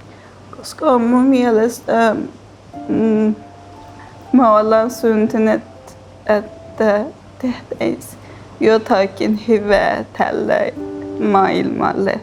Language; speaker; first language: Finnish; non-native, fluent; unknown